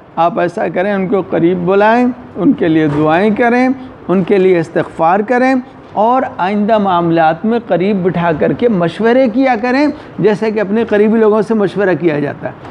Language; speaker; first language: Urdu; non-native, local second language; Punjabi